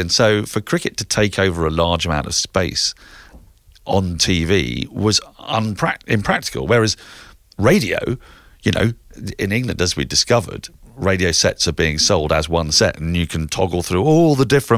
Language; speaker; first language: English; native; English